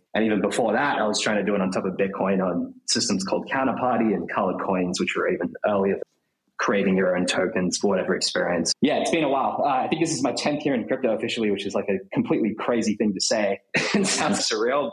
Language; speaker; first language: English; native; English